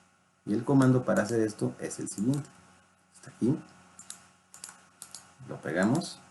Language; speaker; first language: Spanish; native; Spanish